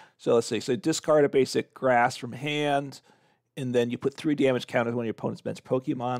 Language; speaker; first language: English; native; English